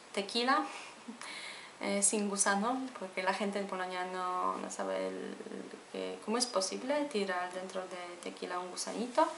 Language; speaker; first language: Spanish; non-native, fluent; Polish